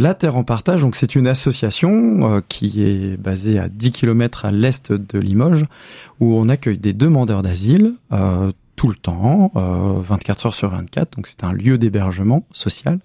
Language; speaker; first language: French; native; French